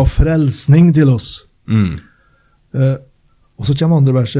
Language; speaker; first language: Norwegian; native; Norwegian